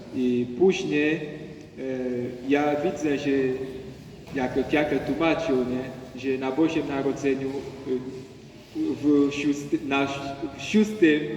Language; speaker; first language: Polish; non-native, learner; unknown